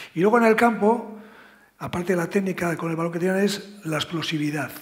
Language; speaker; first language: Spanish; native; Spanish